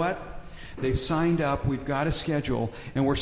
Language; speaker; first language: English; native; English